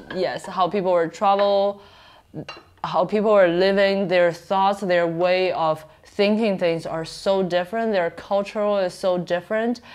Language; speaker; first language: English; non-native, fluent; Chinese